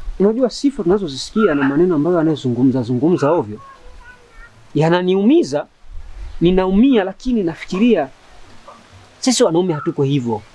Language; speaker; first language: Swahili; native; Swahili